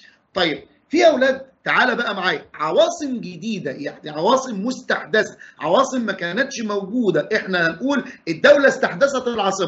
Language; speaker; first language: Arabic; native; Arabic